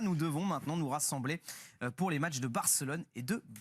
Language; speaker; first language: French; native; French